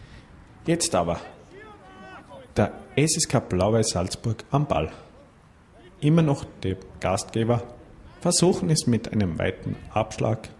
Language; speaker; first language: German; native; German